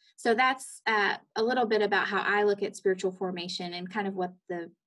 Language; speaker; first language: English; native; English